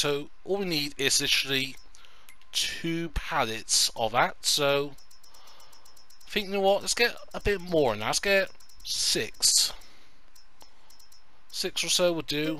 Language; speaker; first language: English; native; English